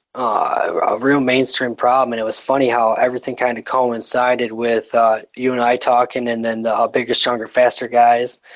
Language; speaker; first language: English; native; English